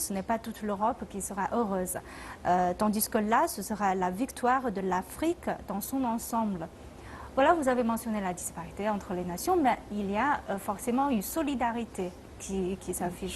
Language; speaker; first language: French; non-native, fluent; Chinese